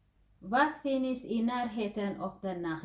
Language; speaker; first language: Swedish; non-native, fluent; Tigrinya